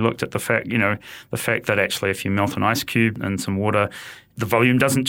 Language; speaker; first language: English; native; English